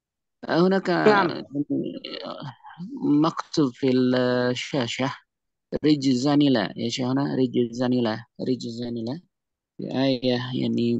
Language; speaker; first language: Arabic; non-native, learner; Indonesian